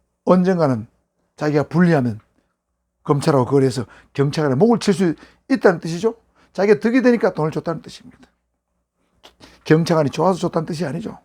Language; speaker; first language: Korean; native; Korean